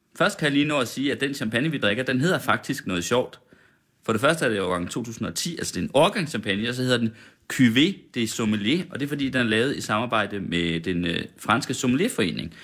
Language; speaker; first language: Danish; native; Danish